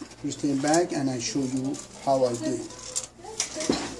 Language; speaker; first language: English; non-native, learner; Persian